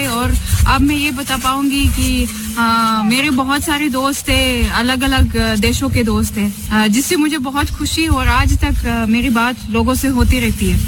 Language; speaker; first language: Hindi; non-native, fluent; Russian